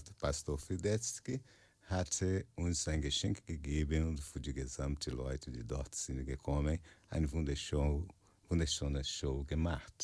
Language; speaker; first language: German; non-native, learner; Portuguese